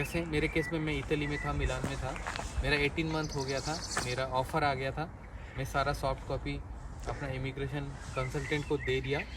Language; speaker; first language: Hindi; non-native, local second language; Bangla